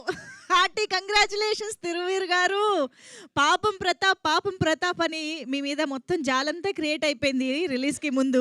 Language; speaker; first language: Telugu; native; Telugu